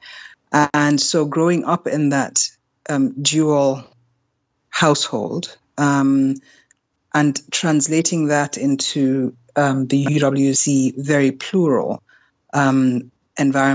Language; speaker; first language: English; non-native, local second language; German